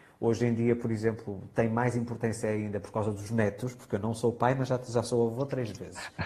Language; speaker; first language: Portuguese; native; Portuguese